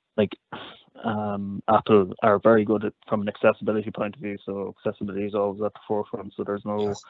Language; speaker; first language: English; native; English